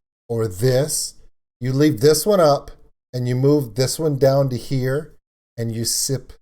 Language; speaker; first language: English; native; English